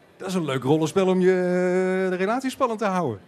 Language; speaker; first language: Dutch; native; Dutch